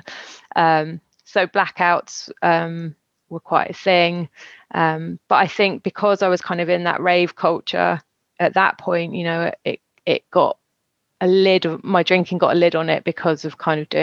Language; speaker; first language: English; native; English